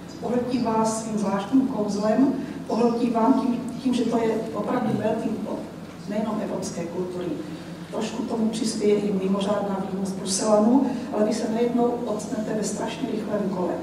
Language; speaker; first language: Czech; native; Czech